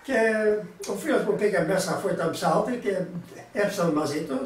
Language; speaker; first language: Greek; early bilingual, heritage; Greek